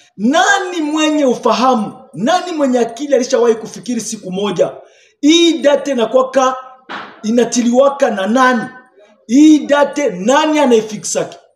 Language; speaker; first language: Swahili; native; Swahili